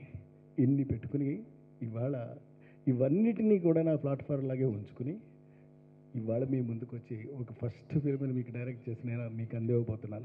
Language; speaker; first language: Telugu; native; Telugu